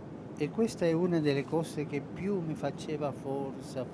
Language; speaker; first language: Italian; non-native, fluent; Spanish